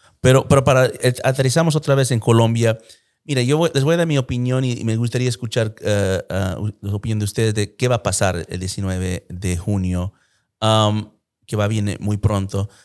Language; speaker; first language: Spanish; early bilingual, heritage; Spanish